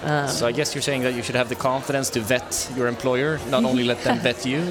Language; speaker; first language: English; non-native, fluent; Swedish